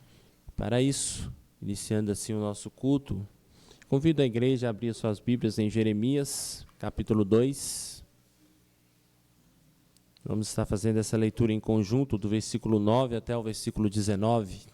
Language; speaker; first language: Portuguese; native; Portuguese